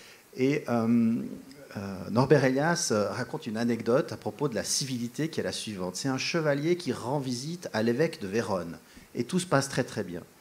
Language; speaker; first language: French; native; French